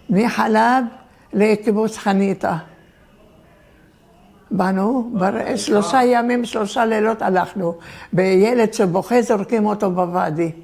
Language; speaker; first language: Hebrew; early bilingual, other home language; Turkish